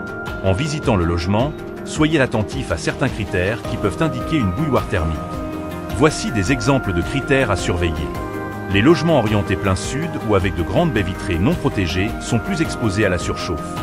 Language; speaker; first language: French; native; French